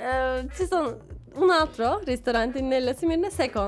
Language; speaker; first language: Italian; non-native, learner; Turkish